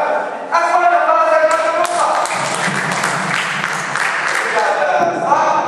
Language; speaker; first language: Arabic; native; Arabic